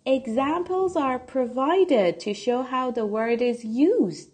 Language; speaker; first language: English; non-native, fluent; Persian